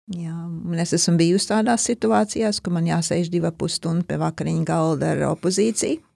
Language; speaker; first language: Latvian; early bilingual, heritage; Latvian